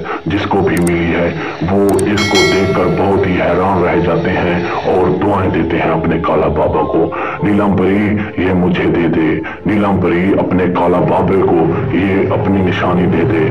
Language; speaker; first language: Urdu; native; Urdu